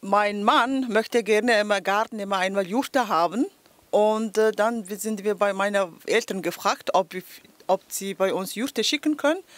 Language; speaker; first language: German; non-native, learner; Mongolian